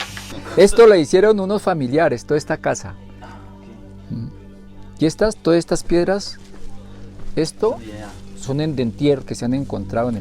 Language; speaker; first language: Spanish; native; Spanish